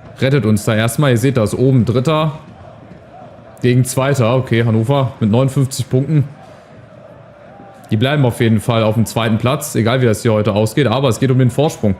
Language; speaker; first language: German; native; German